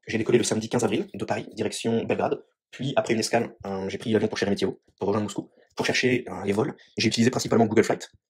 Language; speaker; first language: French; native; French